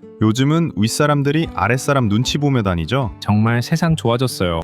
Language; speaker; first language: Korean; native; Korean